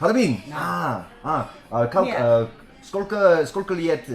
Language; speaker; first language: Russian; non-native, learner; English